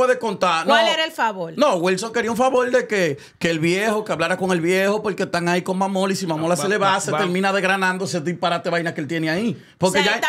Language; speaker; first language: Spanish; native; Spanish